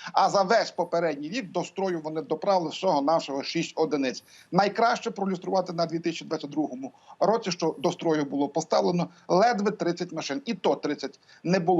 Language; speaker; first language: Ukrainian; native; Ukrainian